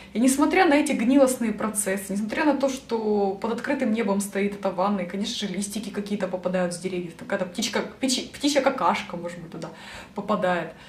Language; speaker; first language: Russian; native; Russian